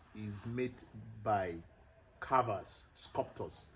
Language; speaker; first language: English; non-native, local second language; Yoruba